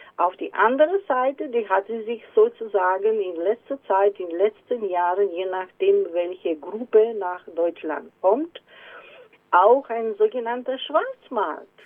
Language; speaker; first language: German; non-native, fluent; Romanian